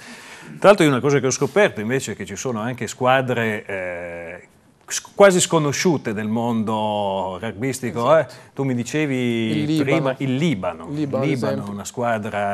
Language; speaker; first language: Italian; native; Italian